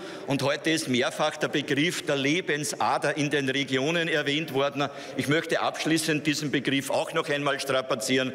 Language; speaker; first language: German; native; German